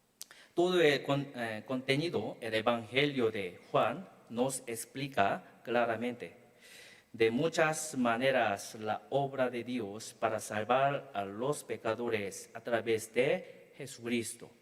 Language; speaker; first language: Spanish; non-native, learner; Korean